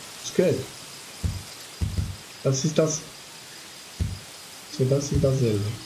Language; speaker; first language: German; non-native, fluent; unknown